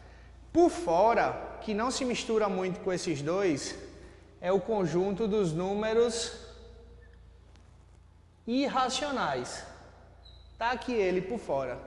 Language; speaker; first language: Portuguese; native; Portuguese